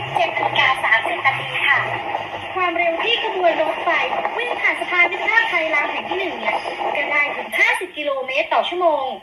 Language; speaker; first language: Thai; native; Thai